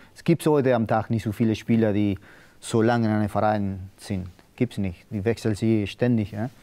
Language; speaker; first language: German; non-native, learner; Spanish